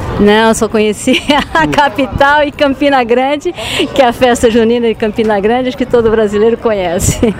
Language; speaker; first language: Portuguese; early bilingual, other home language; Japanese